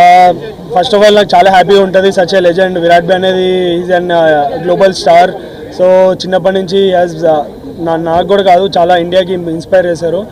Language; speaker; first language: Telugu; native; Telugu